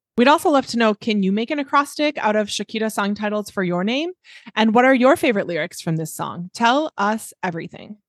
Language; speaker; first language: English; native; English